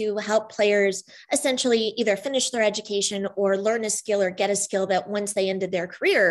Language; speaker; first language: English; native; English